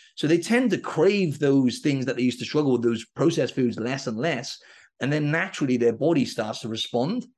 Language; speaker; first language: English; native; English